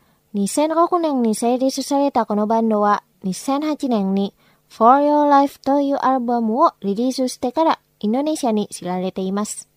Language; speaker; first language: Japanese; non-native, fluent; Indonesian